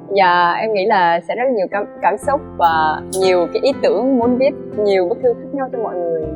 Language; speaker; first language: Vietnamese; non-native, local second language; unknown